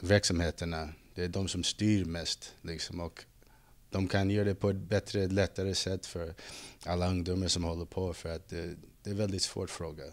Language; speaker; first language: Swedish; non-native, fluent; English